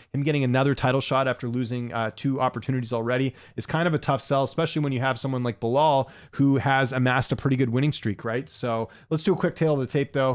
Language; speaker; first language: English; native; English